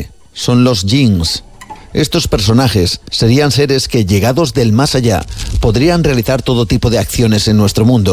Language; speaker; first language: Spanish; native; Spanish